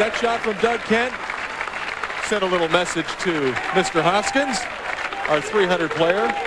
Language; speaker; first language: English; native; English